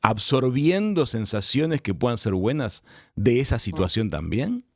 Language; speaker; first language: Spanish; native; Spanish